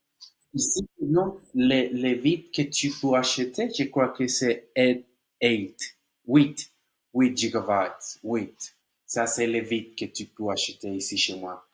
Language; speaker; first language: French; non-native, learner; Spanish